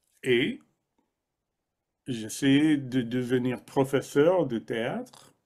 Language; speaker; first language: French; non-native, fluent; English